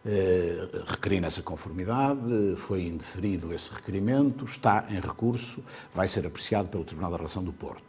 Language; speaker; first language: Portuguese; native; Portuguese